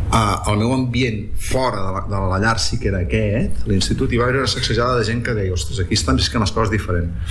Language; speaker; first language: Catalan; non-native, local second language; Spanish